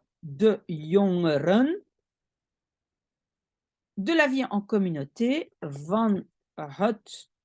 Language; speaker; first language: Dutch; non-native, fluent; French